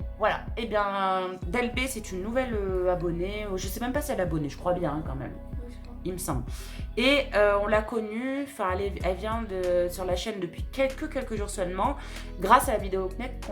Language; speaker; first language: French; native; French